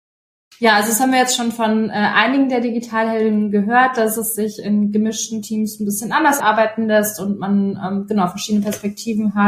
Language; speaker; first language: German; native; German